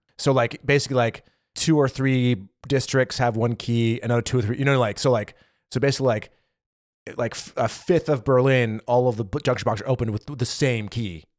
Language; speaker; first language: English; native; English